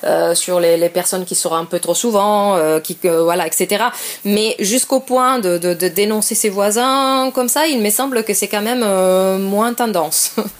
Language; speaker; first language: French; non-native, fluent; Italian